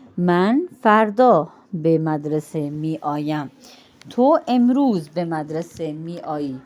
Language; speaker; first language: Persian; non-native, fluent; Urdu